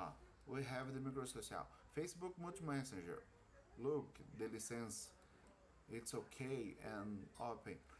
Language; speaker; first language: English; non-native, learner; Portuguese